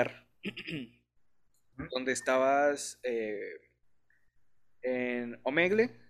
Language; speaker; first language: Spanish; native; Spanish